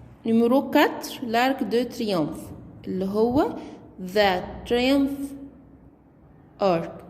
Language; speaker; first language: French; non-native, fluent; Arabic